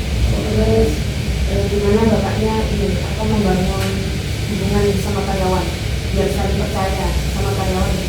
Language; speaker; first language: Indonesian; native; Indonesian